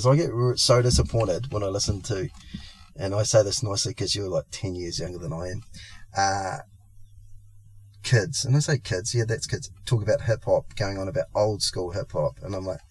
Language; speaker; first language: English; native; English